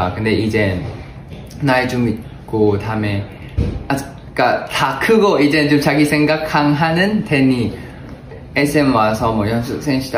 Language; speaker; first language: Korean; non-native, fluent; Thai